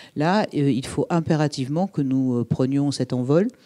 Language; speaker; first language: French; native; French